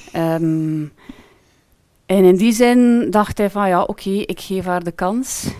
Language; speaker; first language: Dutch; native; Dutch